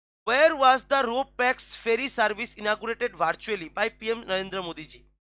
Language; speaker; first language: English; non-native, local second language; Bangla